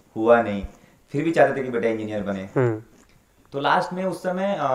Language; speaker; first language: Hindi; native; Hindi